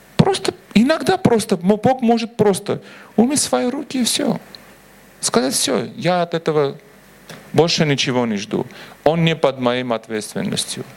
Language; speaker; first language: Russian; non-native, local second language; Armenian